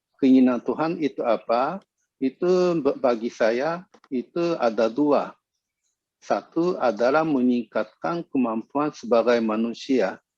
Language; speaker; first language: Indonesian; non-native, fluent; Japanese